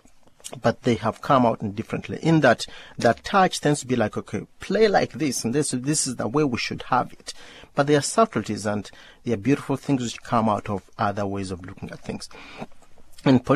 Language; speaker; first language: English; non-native, local second language; Ganda